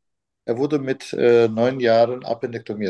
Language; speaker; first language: German; non-native, fluent; Turkish